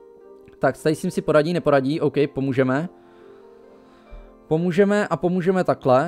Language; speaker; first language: Czech; native; Czech